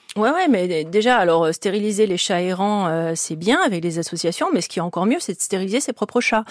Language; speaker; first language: French; native; French